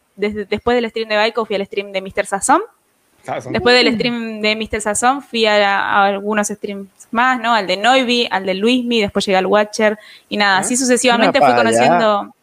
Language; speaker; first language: Spanish; native; Spanish